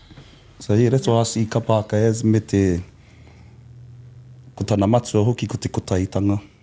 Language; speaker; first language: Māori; non-native, local second language; English